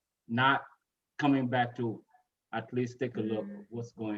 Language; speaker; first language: English; native; English